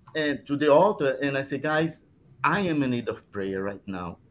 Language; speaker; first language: English; non-native, fluent; Portuguese